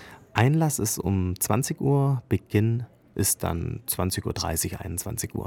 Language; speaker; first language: German; native; German